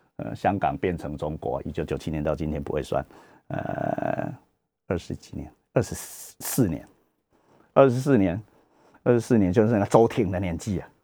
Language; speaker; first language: Chinese; native; Chinese